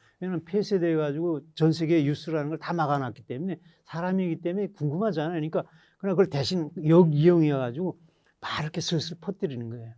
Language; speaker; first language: Korean; native; Korean